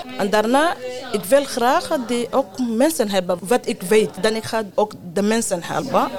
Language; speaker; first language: Dutch; non-native, learner; Arabic